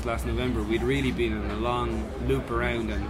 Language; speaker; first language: English; native; English